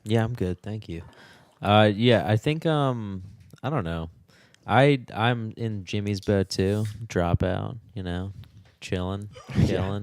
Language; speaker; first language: English; native; English